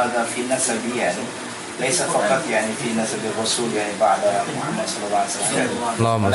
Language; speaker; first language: Arabic; non-native, fluent; Malay